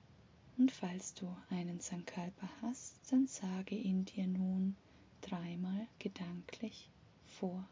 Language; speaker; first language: German; native; German